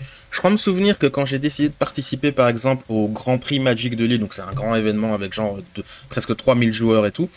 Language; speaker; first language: French; native; French